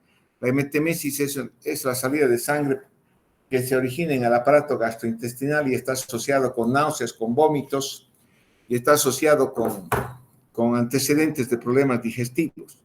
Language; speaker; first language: Spanish; native; Spanish